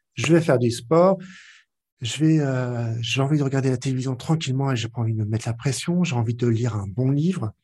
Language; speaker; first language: French; native; French